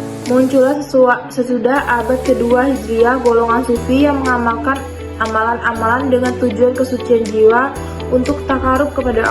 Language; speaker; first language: Indonesian; native; Indonesian